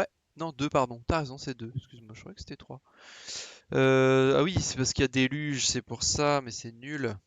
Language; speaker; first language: French; native; French